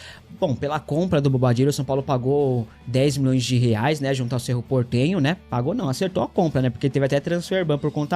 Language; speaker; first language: Portuguese; native; Portuguese